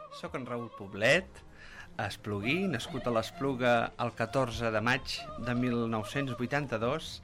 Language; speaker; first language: Catalan; native; Catalan